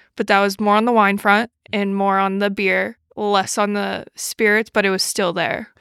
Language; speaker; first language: English; native; English